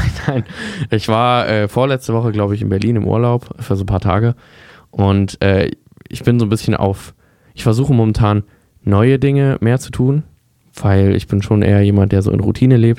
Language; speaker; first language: German; native; German